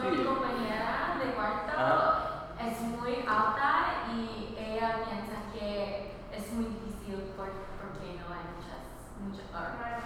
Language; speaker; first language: Spanish; non-native, learner; English